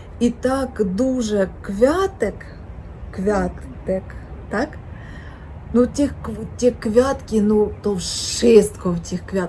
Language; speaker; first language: Ukrainian; non-native, local second language; Russian